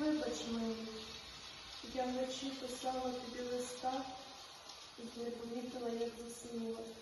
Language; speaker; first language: Ukrainian; native; Ukrainian